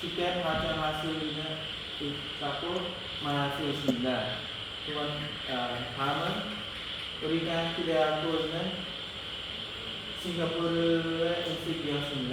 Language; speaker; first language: Korean; non-native, learner; Khmer